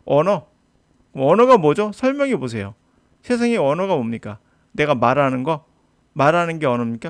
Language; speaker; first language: Korean; native; Korean